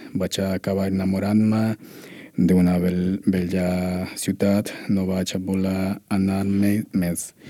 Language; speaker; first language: Catalan; non-native, learner; Spanish